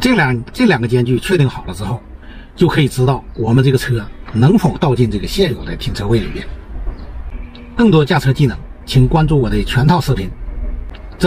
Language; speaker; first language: Chinese; native; Chinese